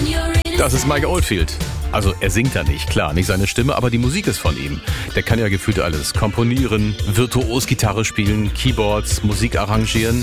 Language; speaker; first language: German; native; German